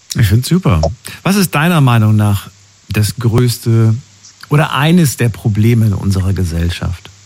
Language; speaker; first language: German; native; German